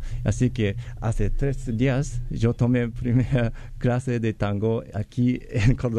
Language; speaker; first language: Spanish; non-native, learner; Japanese